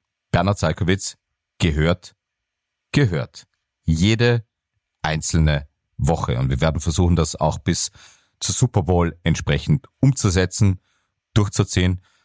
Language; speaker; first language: German; native; German